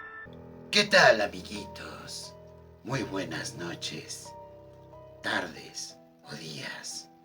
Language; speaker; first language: Spanish; native; Spanish